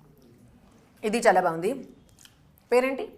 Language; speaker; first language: Telugu; non-native, learner; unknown